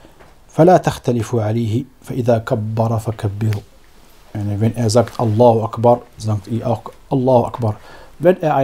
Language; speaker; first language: German; non-native, fluent; Arabic